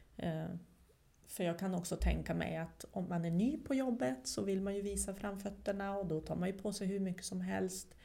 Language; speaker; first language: Swedish; non-native, fluent; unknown